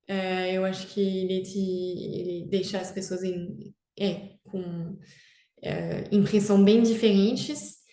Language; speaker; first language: Portuguese; non-native, fluent; French